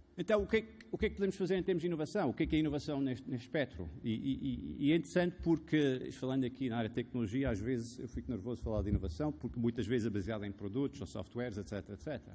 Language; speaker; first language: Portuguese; non-native, fluent; Arabic